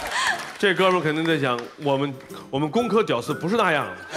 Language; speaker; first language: Chinese; native; Chinese